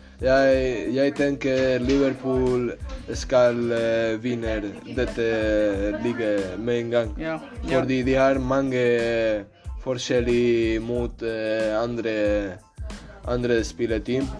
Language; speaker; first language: Norwegian; non-native, learner; Spanish